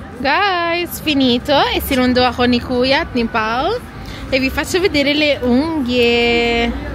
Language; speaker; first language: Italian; early bilingual, other home language; Filipino